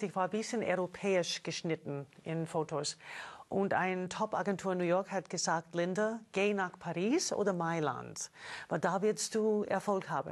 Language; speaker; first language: German; non-native, fluent; English